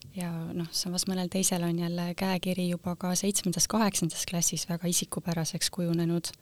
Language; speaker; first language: Estonian; native; Estonian